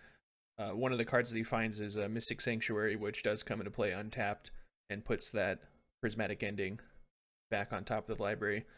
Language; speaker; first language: English; native; English